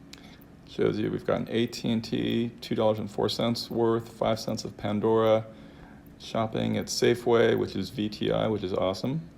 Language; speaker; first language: English; native; English